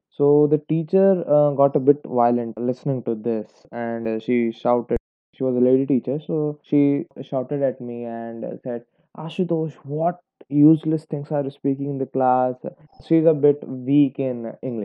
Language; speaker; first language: English; non-native, local second language; Hindi